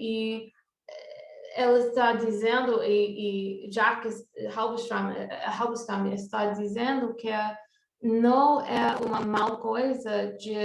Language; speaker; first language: Portuguese; non-native, fluent; English